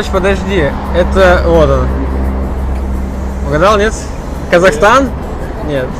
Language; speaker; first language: Russian; native; Russian